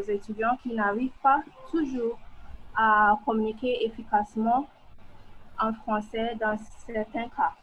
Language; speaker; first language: French; non-native, fluent; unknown